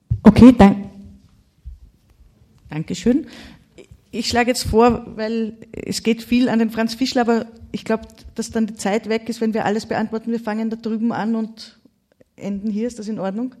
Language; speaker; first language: German; native; German